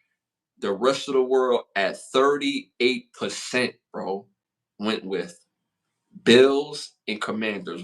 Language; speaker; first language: English; native; English